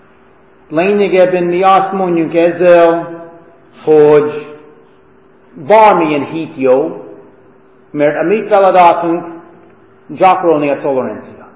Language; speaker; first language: Hungarian; non-native, fluent; English